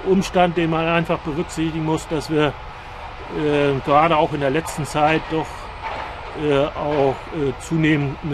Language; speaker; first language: German; native; German